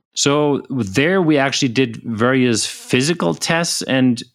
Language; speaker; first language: English; non-native, fluent; German